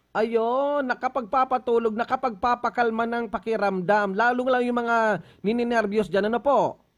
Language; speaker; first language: Filipino; non-native, local second language; Bikol